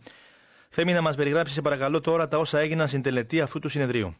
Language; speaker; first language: Greek; native; Greek